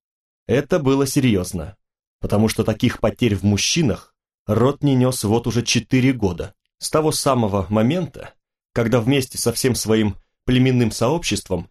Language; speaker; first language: Russian; native; Russian